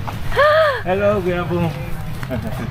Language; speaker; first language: English; non-native, learner; Korean